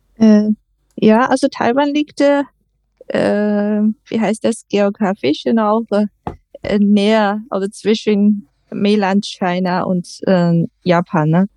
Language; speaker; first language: German; non-native, learner; Chinese